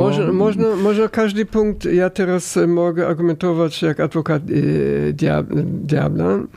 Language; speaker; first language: Polish; non-native, fluent; German